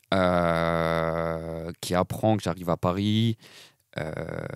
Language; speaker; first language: French; native; French